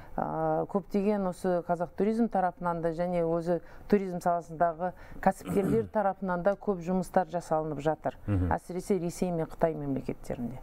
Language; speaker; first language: Kazakh; native; Kazakh